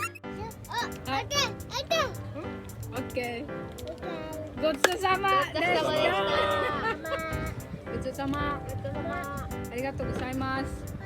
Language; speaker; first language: Japanese; non-native, learner; Filipino